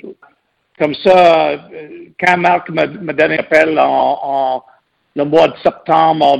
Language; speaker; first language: French; non-native, local second language; English